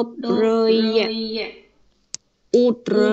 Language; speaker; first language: Russian; non-native, learner; Vietnamese